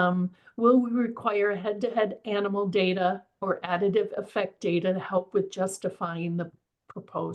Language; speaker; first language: English; native; English